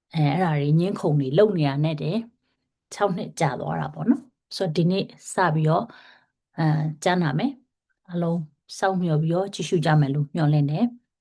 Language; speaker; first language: Burmese; non-native, local second language; Rohingya